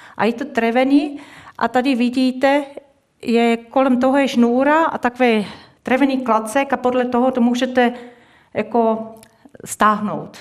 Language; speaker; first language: Czech; non-native, fluent; Swiss German